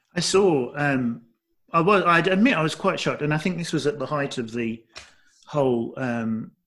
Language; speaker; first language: English; native; English